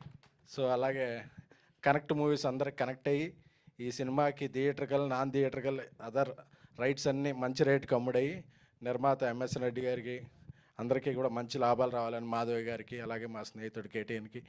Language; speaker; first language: Telugu; native; Telugu